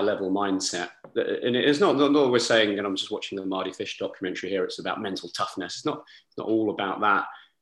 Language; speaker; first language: English; native; English